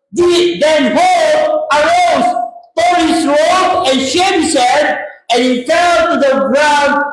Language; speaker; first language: English; non-native, local second language; Filipino